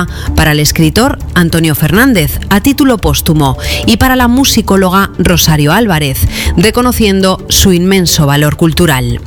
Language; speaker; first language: Spanish; native; Spanish